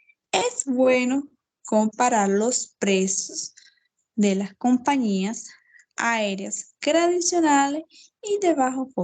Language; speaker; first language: Spanish; non-native, learner; Portuguese